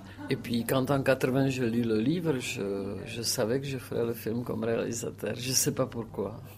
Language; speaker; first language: French; non-native, fluent; Czech